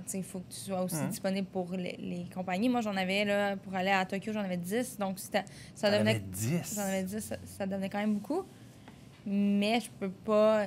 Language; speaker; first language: French; native; French